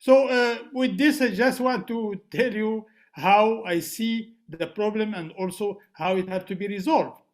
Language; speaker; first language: English; non-native, fluent; Arabic